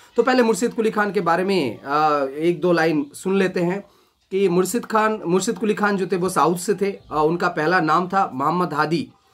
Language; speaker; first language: Hindi; non-native, local second language; Bangla